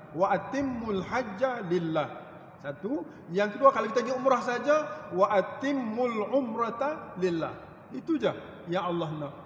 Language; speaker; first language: Malay; native; Malay